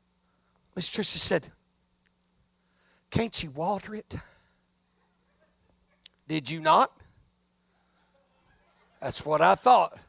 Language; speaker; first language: English; native; English